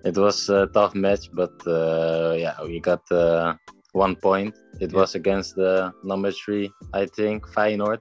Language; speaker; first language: English; non-native, fluent; Dutch